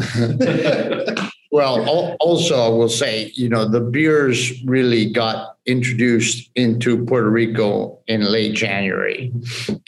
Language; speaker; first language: English; early bilingual, other home language; Spanish